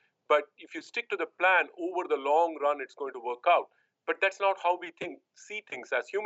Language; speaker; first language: English; non-native, local second language; Tamil